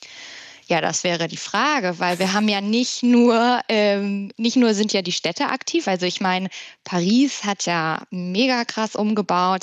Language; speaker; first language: German; native; German